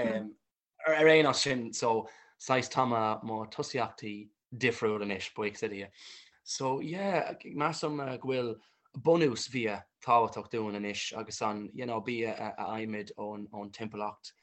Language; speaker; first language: Irish; non-native, local second language; English